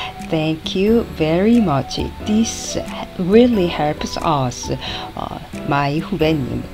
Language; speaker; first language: English; non-native, fluent; Korean